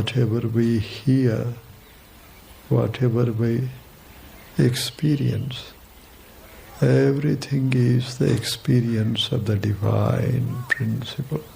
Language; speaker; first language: English; non-native, local second language; Kannada